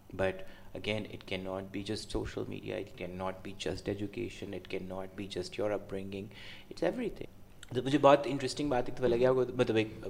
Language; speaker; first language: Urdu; non-native, local second language; Punjabi